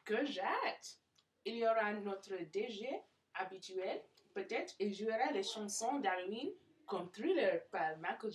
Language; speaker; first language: French; non-native, learner; English